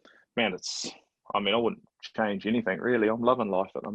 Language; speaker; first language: English; native; English